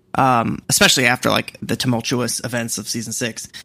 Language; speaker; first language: English; native; English